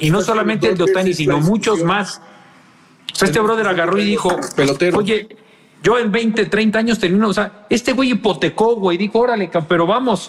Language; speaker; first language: Spanish; native; Spanish